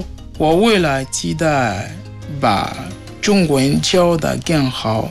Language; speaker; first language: Chinese; non-native, fluent; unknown